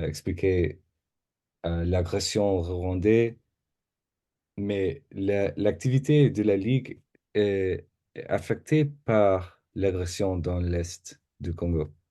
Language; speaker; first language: French; non-native, learner; English